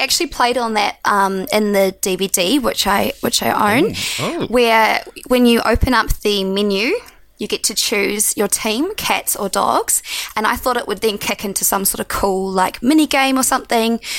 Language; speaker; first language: English; native; English